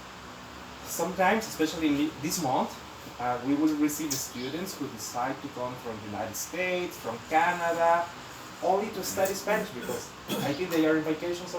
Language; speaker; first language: English; non-native, fluent; Spanish